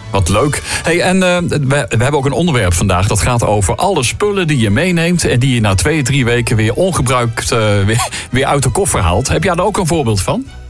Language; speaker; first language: Dutch; native; Dutch